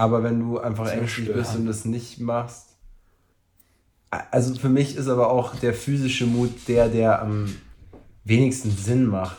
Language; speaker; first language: German; native; German